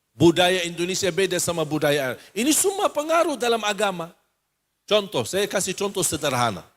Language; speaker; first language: Malay; non-native, fluent; Arabic